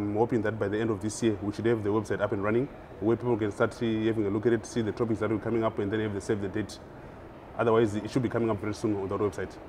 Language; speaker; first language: English; non-native, local second language; Shona